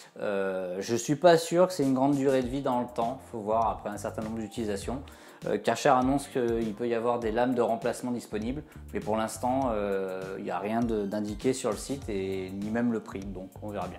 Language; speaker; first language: French; native; French